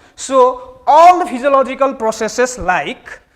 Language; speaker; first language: English; non-native, local second language; Nepali